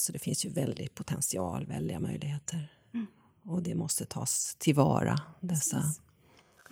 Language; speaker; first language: Swedish; native; Swedish